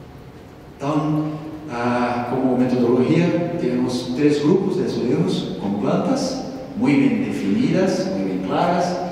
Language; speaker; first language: Spanish; non-native, learner; Portuguese